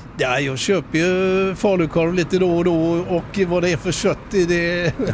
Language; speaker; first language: Swedish; native; Swedish